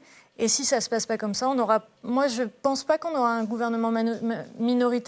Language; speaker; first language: French; native; French